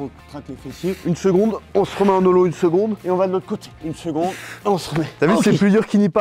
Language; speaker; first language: French; native; French